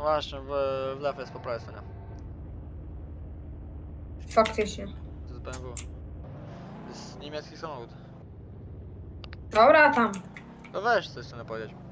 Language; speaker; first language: Polish; native; Polish